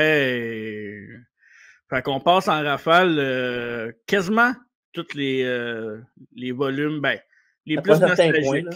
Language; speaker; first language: French; native; French